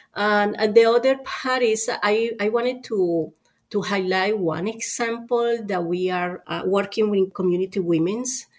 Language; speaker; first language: English; non-native, fluent; Spanish